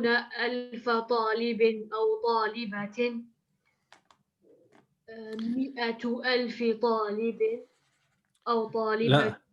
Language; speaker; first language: Arabic; non-native, learner; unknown